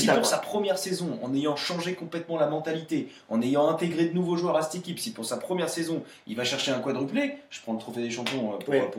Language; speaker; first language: French; native; French